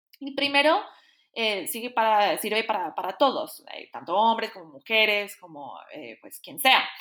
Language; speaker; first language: Spanish; non-native, fluent; English